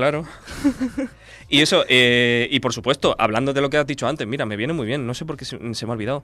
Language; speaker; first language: Spanish; native; Spanish